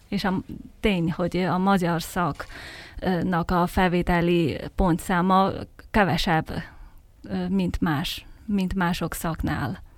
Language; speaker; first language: Hungarian; non-native, fluent; Chinese